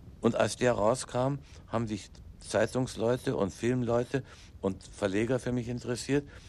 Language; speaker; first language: German; non-native, local second language; English